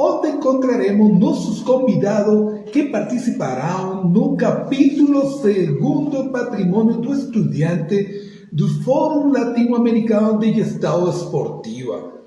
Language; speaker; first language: Portuguese; non-native, learner; Spanish